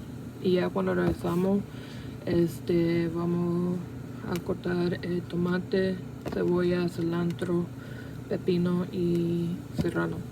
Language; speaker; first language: Spanish; early bilingual, heritage; Spanish